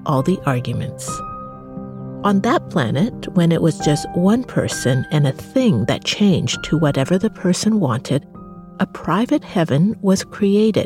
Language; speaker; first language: English; native; English